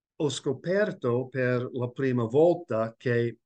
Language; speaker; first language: Italian; non-native, learner; English